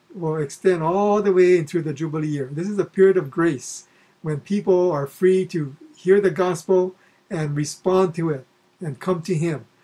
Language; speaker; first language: English; native; English